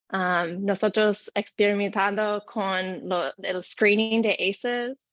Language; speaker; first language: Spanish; non-native, learner; English